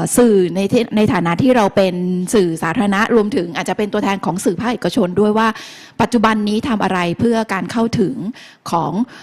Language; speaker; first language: Thai; native; Thai